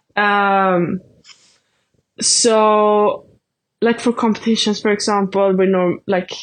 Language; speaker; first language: English; non-native, fluent; Swedish